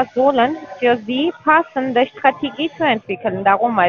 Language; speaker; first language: German; non-native, learner; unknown